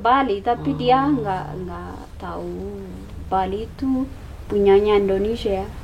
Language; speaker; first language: Indonesian; non-native, learner; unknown